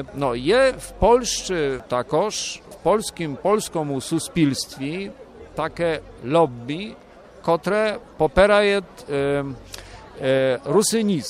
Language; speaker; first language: Ukrainian; early bilingual, heritage; Rusyn